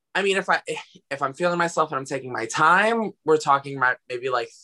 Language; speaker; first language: English; native; English